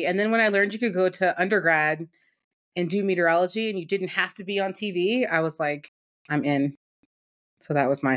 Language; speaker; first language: English; native; English